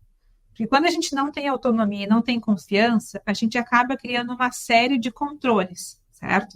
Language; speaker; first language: Portuguese; native; Portuguese